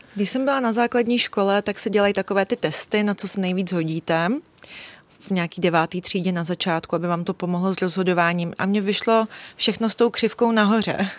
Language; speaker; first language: Czech; early bilingual, other home language; Russian